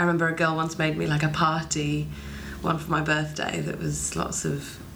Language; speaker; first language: English; native; English